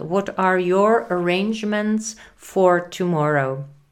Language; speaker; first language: English; non-native, fluent; Czech